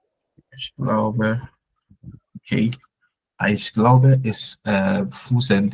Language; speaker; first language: German; non-native, fluent; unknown